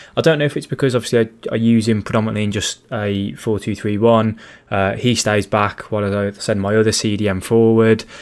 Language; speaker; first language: English; native; English